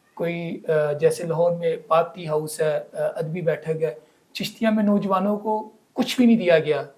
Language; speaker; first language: Urdu; non-native, local second language; Punjabi